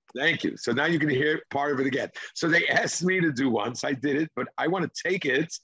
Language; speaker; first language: English; non-native, fluent; Hebrew